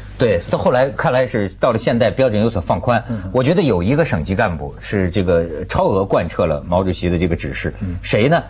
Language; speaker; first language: Chinese; native; Chinese